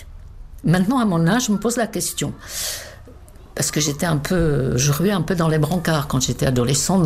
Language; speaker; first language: French; non-native, fluent; Czech